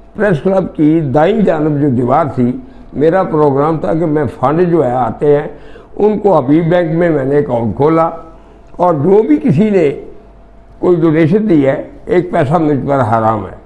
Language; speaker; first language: Urdu; non-native, local second language; Punjabi